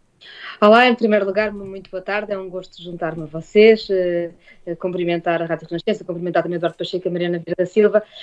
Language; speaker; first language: Portuguese; native; Portuguese